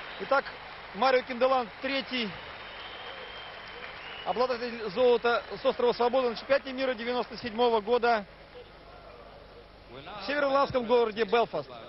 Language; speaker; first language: Russian; native; Russian